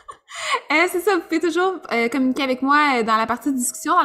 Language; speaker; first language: French; native; French